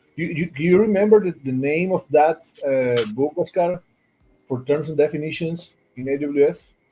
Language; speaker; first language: English; non-native, fluent; Spanish